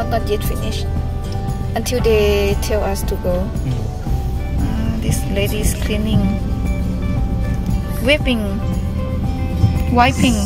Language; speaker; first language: English; non-native, fluent; Filipino